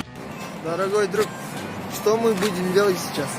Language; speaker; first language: Russian; non-native, local second language; Kazakh